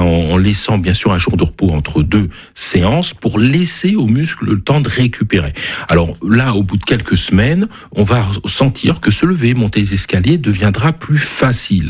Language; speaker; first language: French; native; French